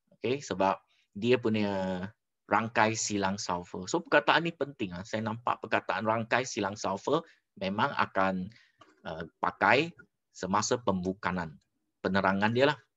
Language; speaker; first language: Malay; non-native, local second language; Chinese